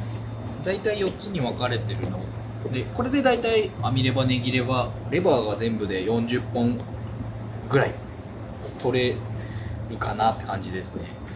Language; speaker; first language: Japanese; native; Japanese